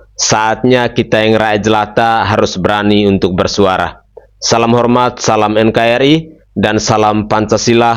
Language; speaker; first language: Indonesian; native; Indonesian